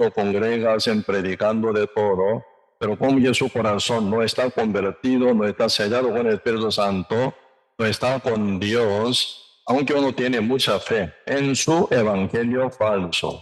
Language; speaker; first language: Spanish; non-native, learner; Korean